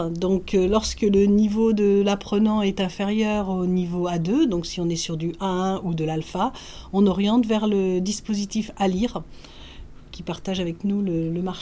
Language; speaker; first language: French; native; French